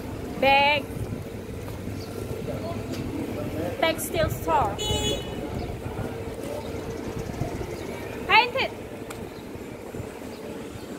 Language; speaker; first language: English; non-native, learner; Indonesian